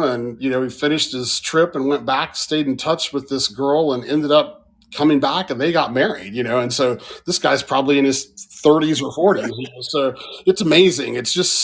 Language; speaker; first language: English; native; English